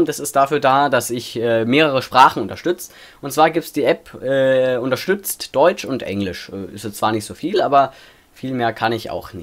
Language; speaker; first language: German; native; German